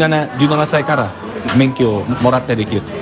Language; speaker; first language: Japanese; non-native, learner; Indonesian